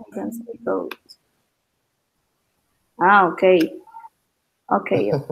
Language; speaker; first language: English; non-native, learner; Spanish